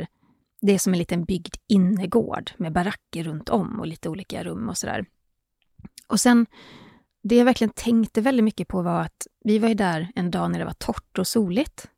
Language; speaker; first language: Swedish; native; Swedish